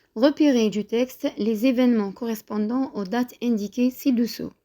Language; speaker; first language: French; non-native, local second language; Arabic